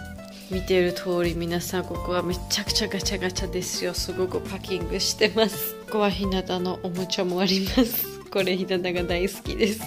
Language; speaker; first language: Japanese; non-native, learner; Georgian